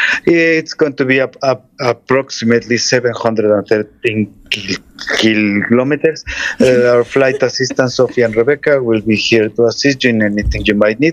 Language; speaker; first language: English; non-native, fluent; Spanish